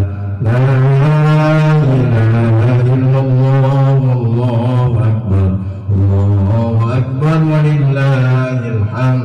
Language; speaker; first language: Indonesian; native; Indonesian